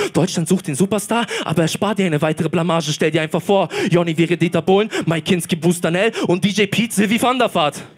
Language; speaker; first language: German; early bilingual, other home language; Polish